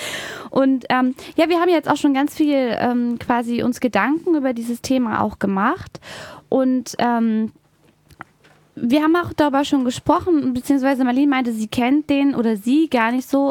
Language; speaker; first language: German; native; German